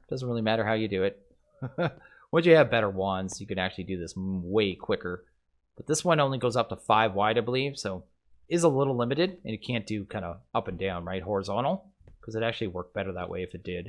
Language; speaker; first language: English; native; English